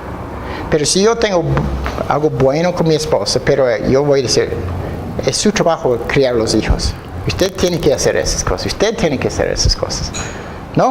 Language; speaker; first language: Spanish; non-native, fluent; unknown